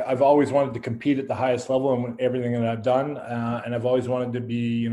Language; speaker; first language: English; native; English